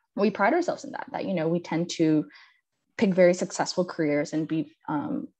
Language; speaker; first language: English; native; English